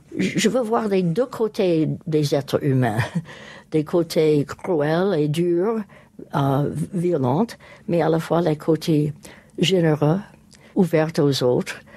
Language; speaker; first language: French; non-native, fluent; English